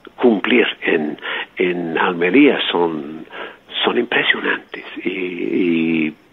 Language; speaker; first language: Spanish; non-native, fluent; English